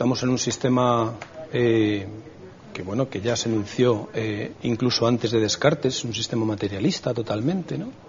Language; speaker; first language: Spanish; native; Spanish